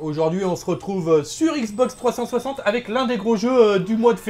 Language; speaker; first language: French; native; French